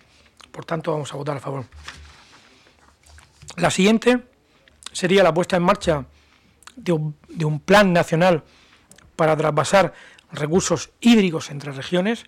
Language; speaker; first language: Spanish; native; Spanish